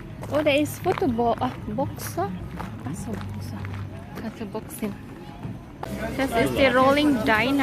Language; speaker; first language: German; non-native, learner; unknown